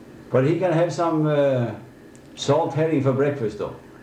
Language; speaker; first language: English; non-native, fluent; Swedish